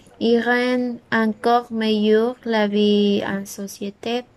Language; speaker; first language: French; non-native, learner; Spanish